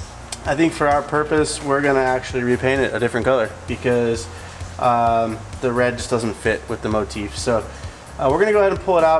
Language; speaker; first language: English; native; English